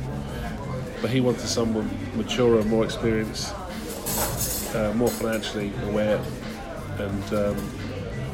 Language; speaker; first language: English; native; English